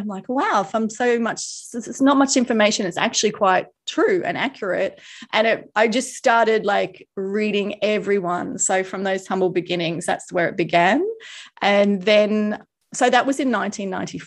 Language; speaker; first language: English; native; English